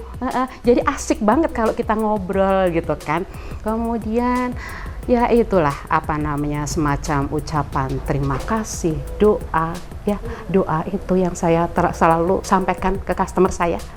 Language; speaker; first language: Indonesian; native; Indonesian